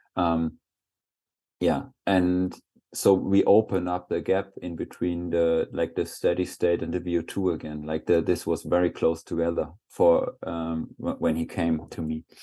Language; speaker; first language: English; non-native, fluent; German